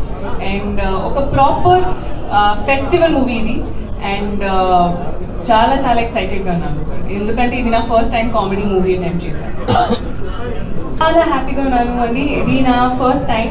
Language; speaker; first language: Telugu; non-native, learner; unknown